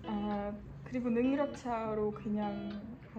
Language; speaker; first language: Korean; non-native, fluent; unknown